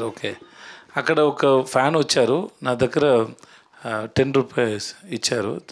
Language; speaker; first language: Telugu; non-native, learner; Tamil